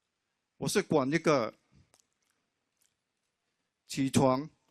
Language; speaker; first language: Chinese; non-native, local second language; English